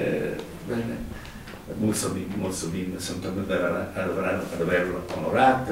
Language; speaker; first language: Romanian; non-native, learner; Italian